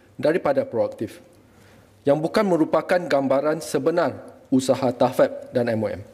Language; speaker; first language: Malay; native; Malay